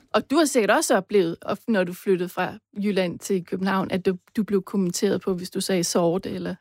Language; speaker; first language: Danish; native; Danish